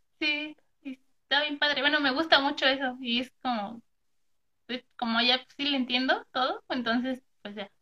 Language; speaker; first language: Spanish; native; Spanish